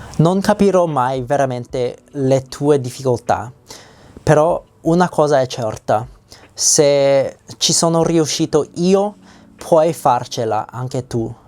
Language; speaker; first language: Italian; non-native, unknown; English